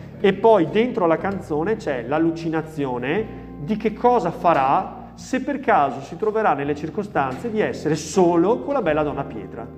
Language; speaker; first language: Italian; native; Italian